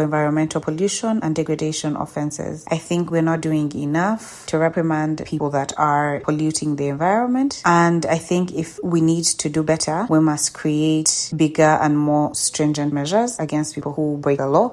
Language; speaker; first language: English; non-native, local second language; Ganda